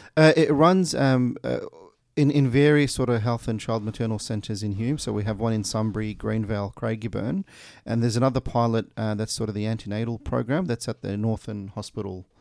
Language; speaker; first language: English; native; English